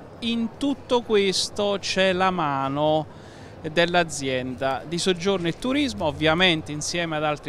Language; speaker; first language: Italian; native; Italian